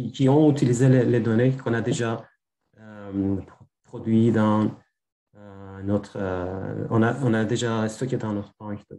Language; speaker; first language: French; non-native, fluent; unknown